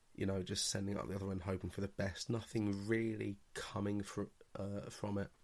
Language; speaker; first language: English; native; English